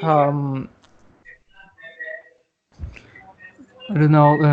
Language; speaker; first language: English; non-native, learner; Spanish